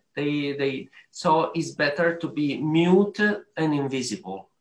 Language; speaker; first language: English; non-native, learner; Arabic